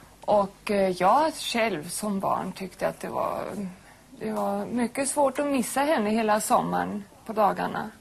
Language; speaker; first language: Swedish; non-native, fluent; German